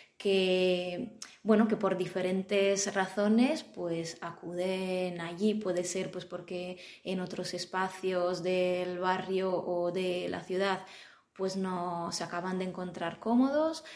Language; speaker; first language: Spanish; non-native, fluent; Italian